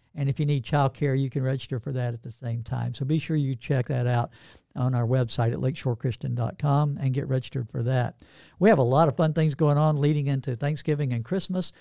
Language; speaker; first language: English; native; English